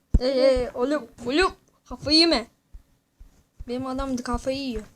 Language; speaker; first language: Turkish; native; Turkish